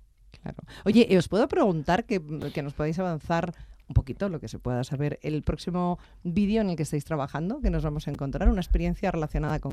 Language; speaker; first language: Spanish; native; Spanish